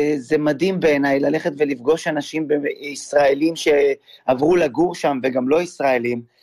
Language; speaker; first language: Hebrew; native; Hebrew